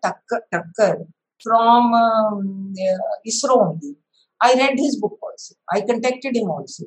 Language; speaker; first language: English; non-native, local second language; Hindi